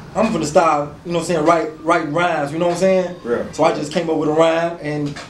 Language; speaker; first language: English; native; English